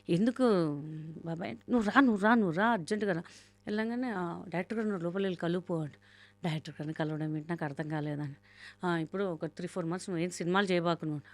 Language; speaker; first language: Telugu; non-native, local second language; Hindi